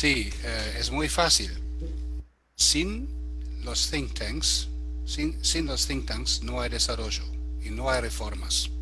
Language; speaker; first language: Spanish; non-native, fluent; German